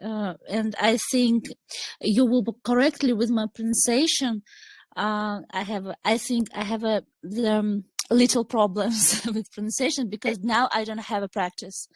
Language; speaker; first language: English; non-native, learner; Chechen